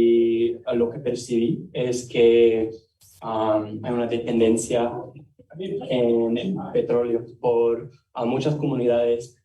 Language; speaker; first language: Spanish; non-native, learner; English